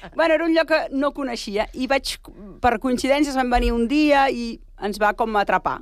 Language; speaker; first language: Catalan; native; Catalan